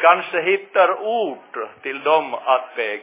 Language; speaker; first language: Swedish; non-native, fluent; Finnish